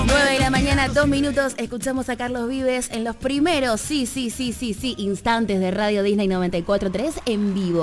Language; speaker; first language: Spanish; native; Spanish